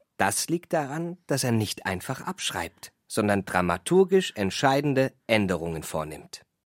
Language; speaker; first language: German; native; German